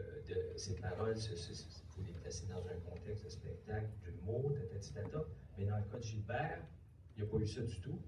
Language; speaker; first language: French; native; French